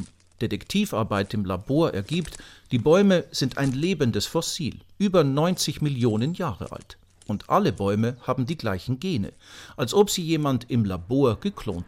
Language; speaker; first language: German; native; German